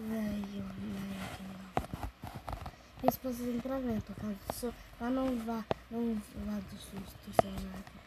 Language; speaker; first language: Italian; early bilingual, other home language; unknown